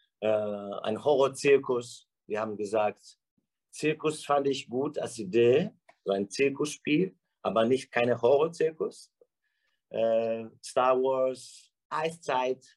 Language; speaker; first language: German; non-native, fluent; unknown